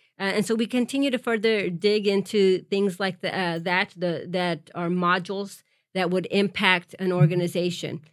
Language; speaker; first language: English; early bilingual, other home language; Spanish